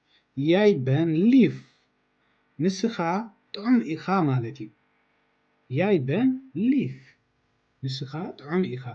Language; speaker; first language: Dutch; non-native, learner; Tigrinya